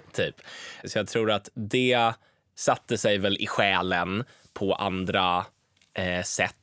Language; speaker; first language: Swedish; native; Swedish